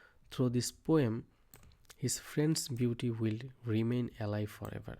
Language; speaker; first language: English; non-native, local second language; Bangla